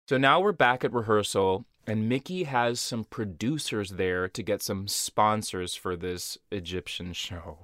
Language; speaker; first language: English; early bilingual, other home language; Portuguese